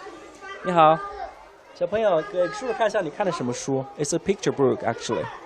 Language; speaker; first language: Chinese; native; Chinese